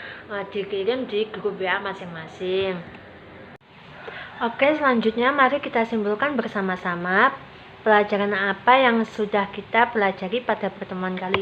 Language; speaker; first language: Indonesian; native; Indonesian